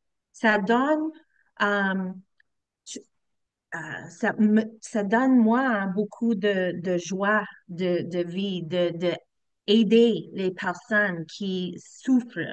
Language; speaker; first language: French; non-native, learner; English